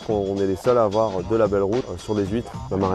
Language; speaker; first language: French; native; French